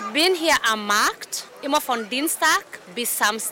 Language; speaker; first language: German; non-native, learner; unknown